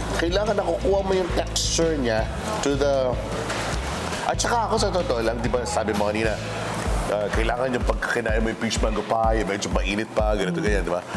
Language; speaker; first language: Filipino; native; Filipino